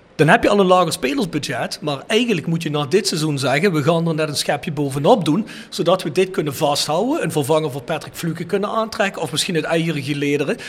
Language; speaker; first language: Dutch; native; Dutch